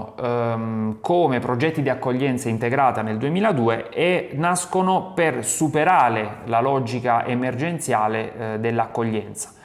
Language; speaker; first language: Italian; native; Italian